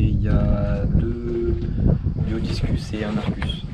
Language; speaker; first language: French; native; French